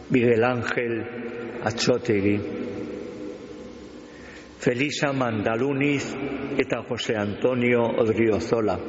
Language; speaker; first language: Basque; native; Basque